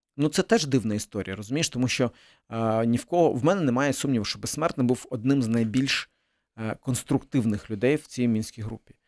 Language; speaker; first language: Ukrainian; early bilingual, other home language; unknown